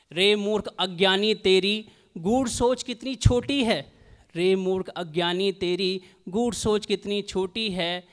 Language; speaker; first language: Hindi; native; Hindi